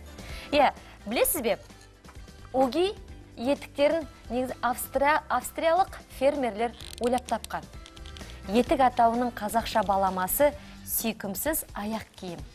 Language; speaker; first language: Kazakh; native; Kazakh